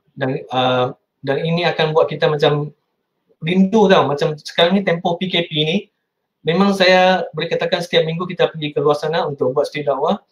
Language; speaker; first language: Malay; non-native, local second language; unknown